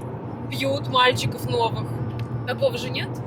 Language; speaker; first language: Russian; native; Russian